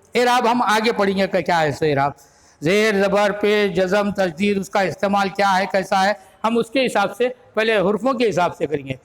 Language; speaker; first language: Urdu; native; Urdu